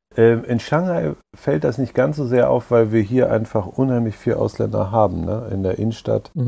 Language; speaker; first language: German; native; German